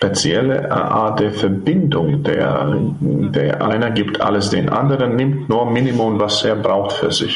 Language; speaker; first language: German; non-native, fluent; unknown